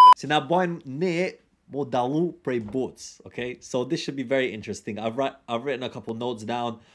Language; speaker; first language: English; early bilingual, other home language; Albanian